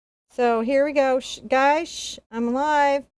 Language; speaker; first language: English; native; English